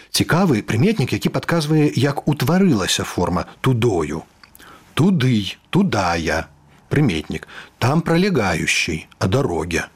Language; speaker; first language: Belarusian; native; Belarusian